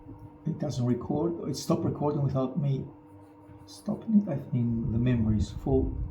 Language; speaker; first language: English; non-native, fluent; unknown